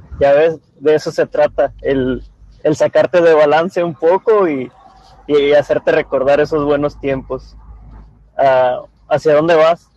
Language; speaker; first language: Spanish; native; Spanish